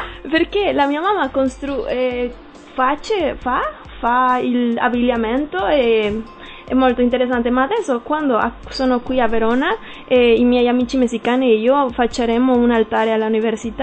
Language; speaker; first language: Italian; non-native, learner; Spanish